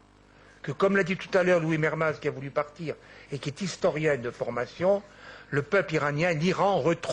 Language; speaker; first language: French; native; French